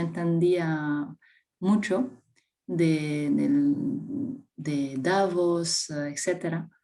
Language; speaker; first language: Spanish; non-native, fluent; French